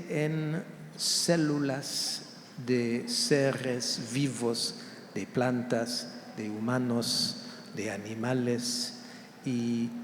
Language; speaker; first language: Spanish; non-native, fluent; French